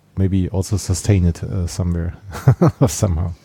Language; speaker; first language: English; non-native, fluent; German